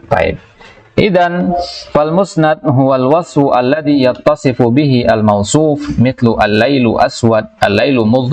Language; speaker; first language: Arabic; non-native, fluent; Indonesian